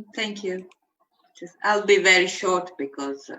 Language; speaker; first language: English; non-native, fluent; Turkish